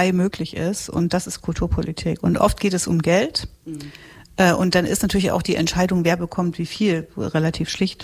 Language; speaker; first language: German; native; German